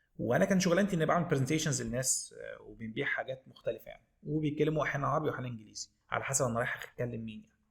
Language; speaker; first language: Egyptian Arabic; native; Egyptian Arabic